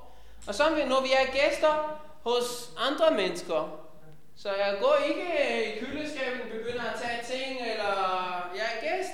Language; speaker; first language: Danish; non-native, fluent; Hebrew